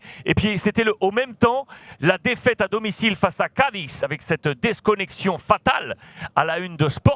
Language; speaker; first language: French; native; French